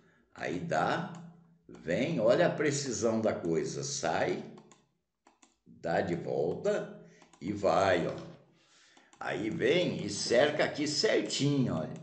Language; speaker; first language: Portuguese; native; Portuguese